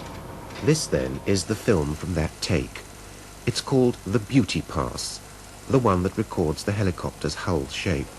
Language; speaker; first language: English; native; English